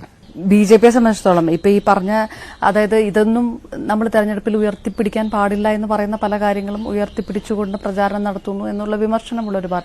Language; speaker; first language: Malayalam; native; Malayalam